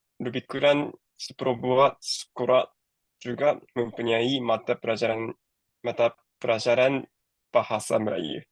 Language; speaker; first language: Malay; non-native, learner; Japanese